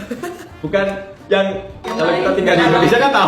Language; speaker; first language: Indonesian; native; Indonesian